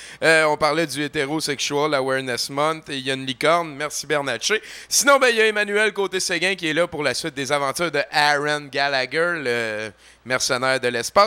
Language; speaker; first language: French; native; French